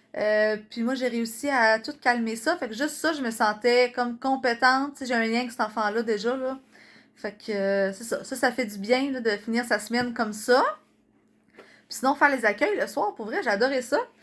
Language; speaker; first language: French; native; French